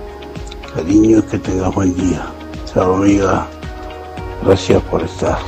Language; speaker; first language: Spanish; native; Spanish